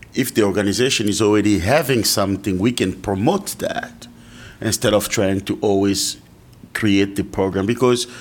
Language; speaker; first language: English; non-native, fluent; French